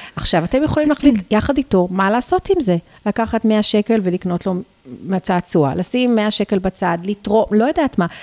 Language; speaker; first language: Hebrew; early bilingual, other home language; Spanish